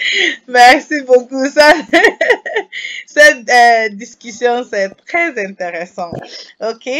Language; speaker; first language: French; non-native, fluent; English